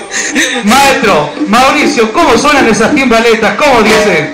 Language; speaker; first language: Spanish; native; Spanish